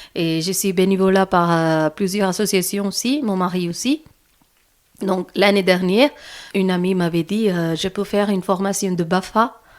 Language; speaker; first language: French; non-native, learner; Malayalam